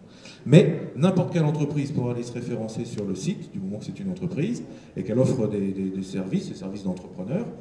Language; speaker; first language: French; native; French